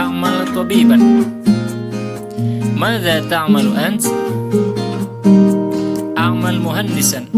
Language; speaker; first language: Arabic; non-native, fluent; Indonesian